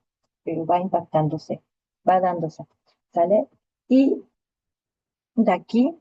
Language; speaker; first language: Spanish; native; Spanish